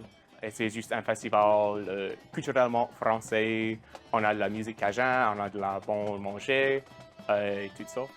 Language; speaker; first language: French; non-native, local second language; English